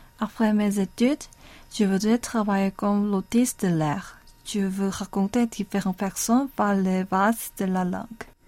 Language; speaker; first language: French; non-native, learner; Korean